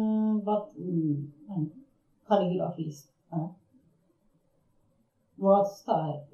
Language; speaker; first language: English; non-native, learner; Japanese